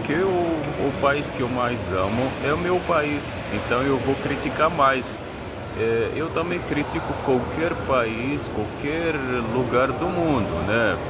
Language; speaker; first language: Portuguese; non-native, fluent; Arabic